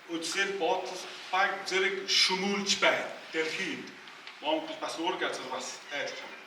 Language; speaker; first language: Mongolian; non-native, learner; English